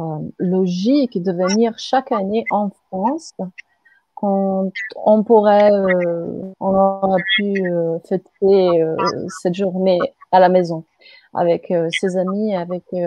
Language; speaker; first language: French; non-native, fluent; Slovenian